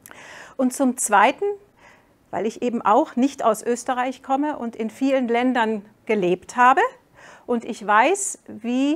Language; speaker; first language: German; non-native, fluent; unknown